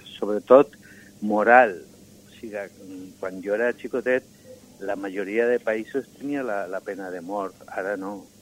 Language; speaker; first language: Catalan; native; Catalan